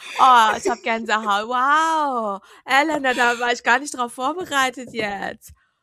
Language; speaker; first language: German; native; German